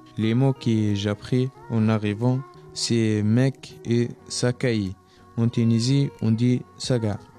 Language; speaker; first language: French; non-native, local second language; Arabic